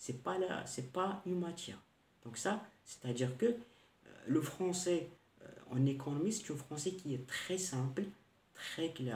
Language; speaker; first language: French; non-native, local second language; Arabic